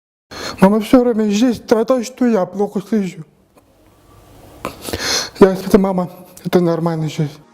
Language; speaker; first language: Russian; non-native, local second language; Kyrgyz